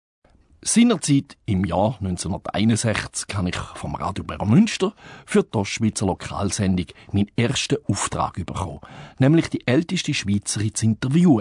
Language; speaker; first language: German; native; German